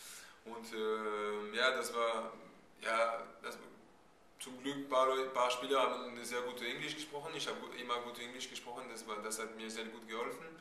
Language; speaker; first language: German; non-native, fluent; French